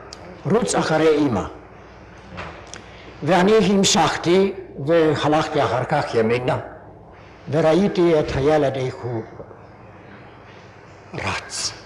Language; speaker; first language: Hebrew; non-native, fluent; Hungarian